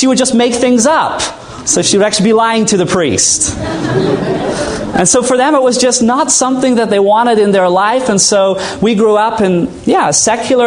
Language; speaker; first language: English; native; English